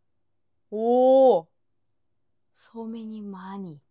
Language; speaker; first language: English; non-native, learner; Japanese